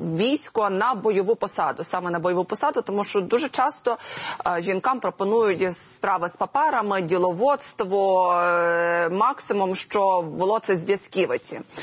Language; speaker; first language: Ukrainian; native; Ukrainian